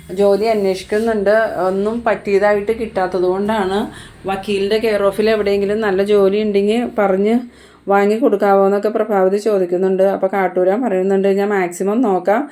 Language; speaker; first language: Malayalam; native; Malayalam